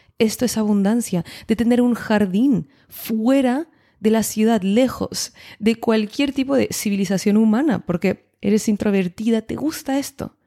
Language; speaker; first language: Spanish; non-native, fluent; French